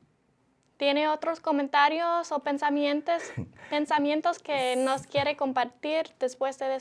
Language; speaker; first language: Spanish; non-native, learner; English